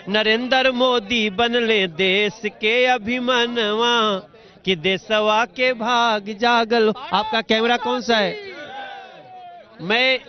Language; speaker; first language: Hindi; native; Hindi